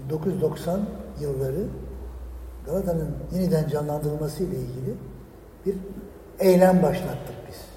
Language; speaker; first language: Turkish; native; Turkish